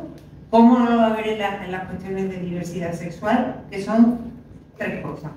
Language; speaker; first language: Spanish; native; Spanish